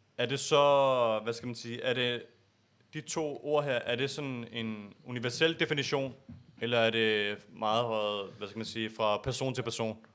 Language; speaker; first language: Danish; early bilingual, other home language; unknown